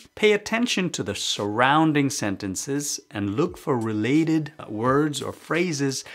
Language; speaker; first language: English; non-native, fluent; Chinese